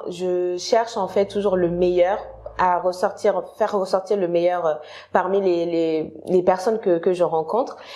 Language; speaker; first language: French; non-native, local second language; Bambara